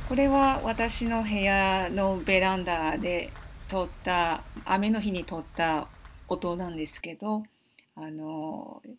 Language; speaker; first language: Japanese; non-native, fluent; Chinese